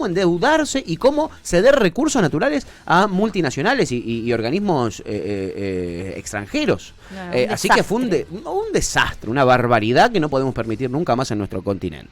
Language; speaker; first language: Spanish; native; Spanish